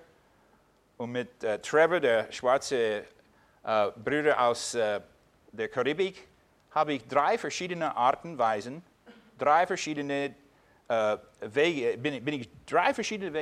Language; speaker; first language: German; non-native, fluent; English